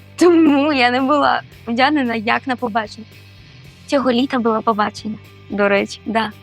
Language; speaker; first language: Ukrainian; non-native, fluent; Spanish